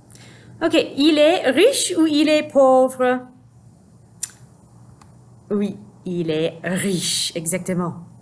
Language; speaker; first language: French; non-native, fluent; English